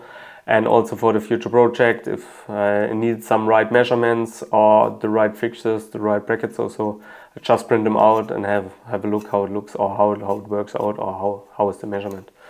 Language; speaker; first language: English; non-native, fluent; German